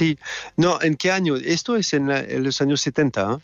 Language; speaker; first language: Spanish; non-native, fluent; French